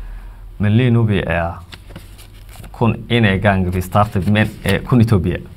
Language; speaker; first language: Danish; non-native, fluent; Somali